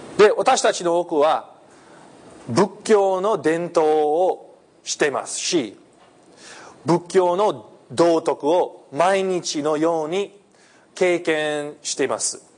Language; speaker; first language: Japanese; non-native, fluent; English